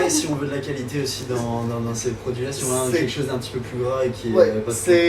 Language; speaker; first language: French; native; French